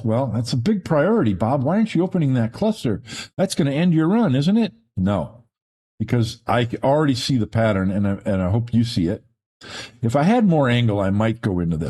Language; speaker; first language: English; native; English